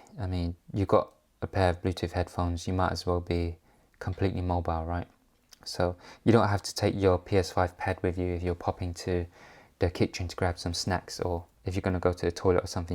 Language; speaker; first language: English; native; English